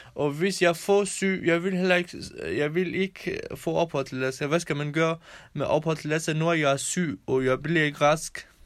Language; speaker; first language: Danish; non-native, learner; Kurdish